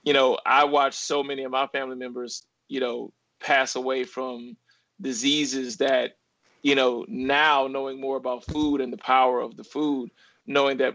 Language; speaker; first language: English; native; English